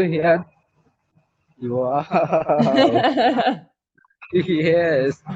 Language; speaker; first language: English; non-native, learner; Bangla